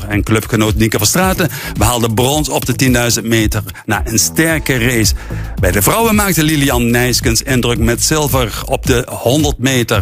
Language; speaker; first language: Dutch; native; Dutch